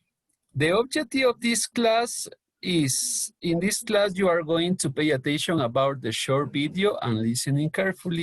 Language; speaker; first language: English; non-native, learner; Spanish